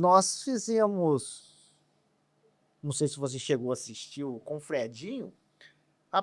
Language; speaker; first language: Portuguese; native; Portuguese